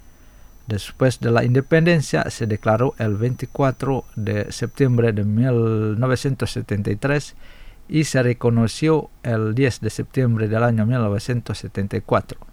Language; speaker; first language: Spanish; non-native, fluent; Indonesian